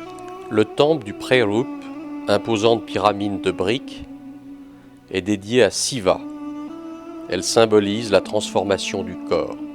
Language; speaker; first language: French; native; French